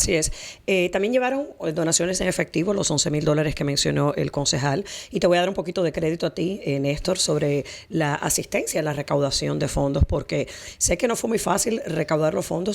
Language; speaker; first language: Spanish; native; Spanish